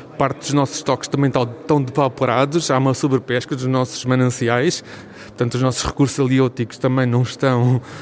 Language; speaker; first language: Portuguese; native; Portuguese